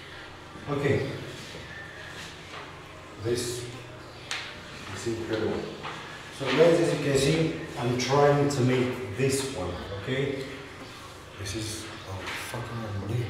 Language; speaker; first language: English; non-native, fluent; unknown